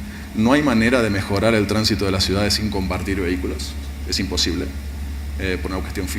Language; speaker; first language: Spanish; native; Spanish